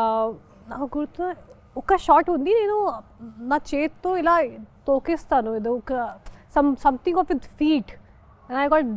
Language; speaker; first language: Telugu; non-native, fluent; Hindi